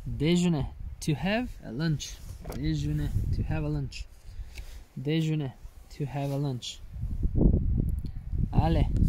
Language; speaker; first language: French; non-native, learner; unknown